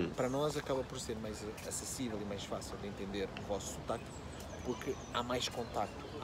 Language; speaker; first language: Portuguese; native; Portuguese